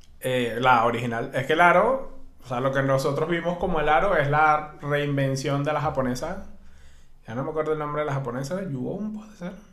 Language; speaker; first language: Spanish; native; Spanish